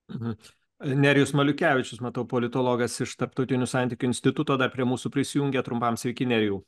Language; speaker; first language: Lithuanian; native; Lithuanian